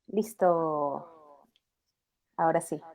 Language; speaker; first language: Spanish; native; Spanish